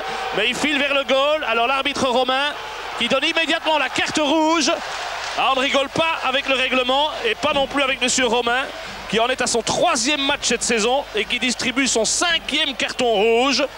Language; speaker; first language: French; native; French